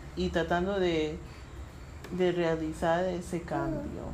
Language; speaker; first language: Spanish; early bilingual, heritage; Spanish